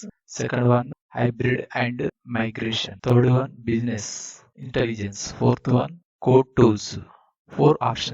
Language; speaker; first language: English; non-native, learner; Telugu